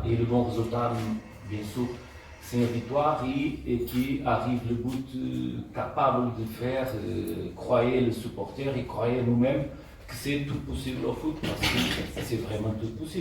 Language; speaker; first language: French; non-native, learner; Portuguese